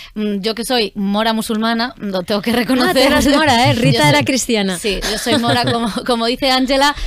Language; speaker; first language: Spanish; native; Spanish